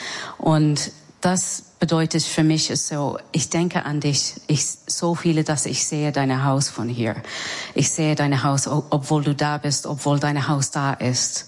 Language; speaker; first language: German; non-native, learner; English